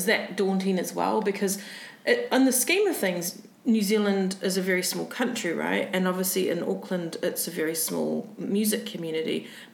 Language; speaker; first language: English; native; English